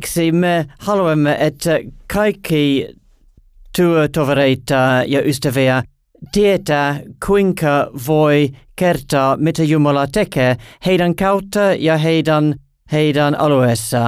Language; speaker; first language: Finnish; non-native, learner; English